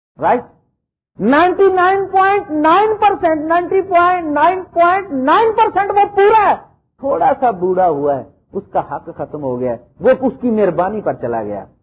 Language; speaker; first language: Urdu; native; Urdu